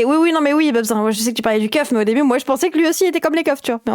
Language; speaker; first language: French; native; French